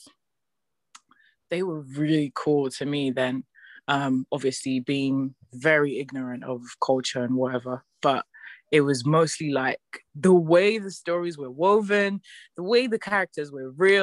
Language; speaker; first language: English; non-native, local second language; Yoruba